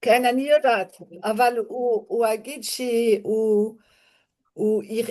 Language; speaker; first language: Hebrew; non-native, learner; French